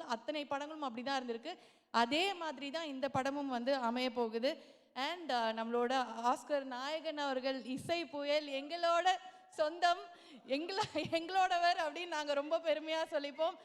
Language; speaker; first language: Tamil; native; Tamil